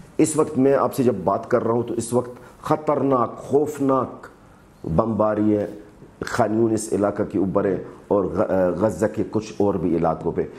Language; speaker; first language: Urdu; non-native, fluent; Arabic